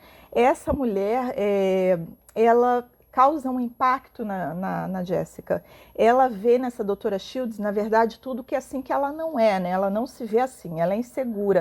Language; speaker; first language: Portuguese; native; Portuguese